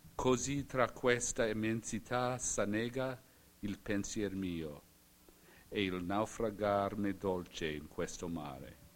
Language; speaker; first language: Italian; non-native, fluent; English